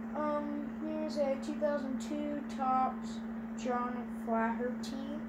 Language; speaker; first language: English; native; English